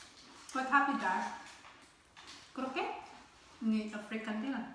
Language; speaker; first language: Dutch; non-native, learner; Filipino